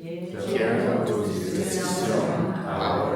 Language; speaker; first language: Spanish; non-native, learner; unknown